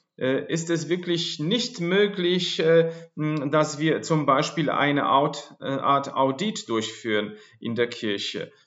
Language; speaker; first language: German; non-native, fluent; Polish